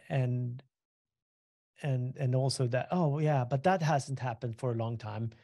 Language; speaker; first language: English; non-native, fluent; Swedish